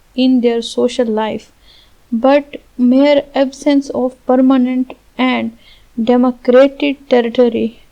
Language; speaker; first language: English; non-native, local second language; Urdu